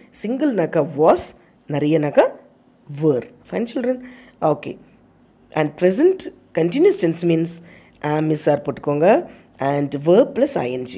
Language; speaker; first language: English; non-native, local second language; Tamil